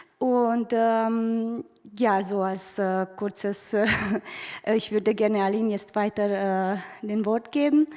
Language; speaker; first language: German; non-native, fluent; Romanian